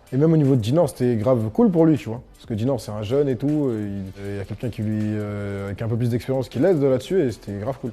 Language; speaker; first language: French; native; French